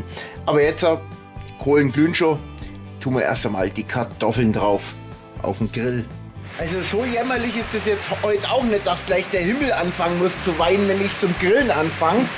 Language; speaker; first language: German; native; German